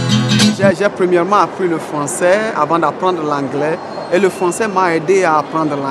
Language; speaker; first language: French; non-native, fluent; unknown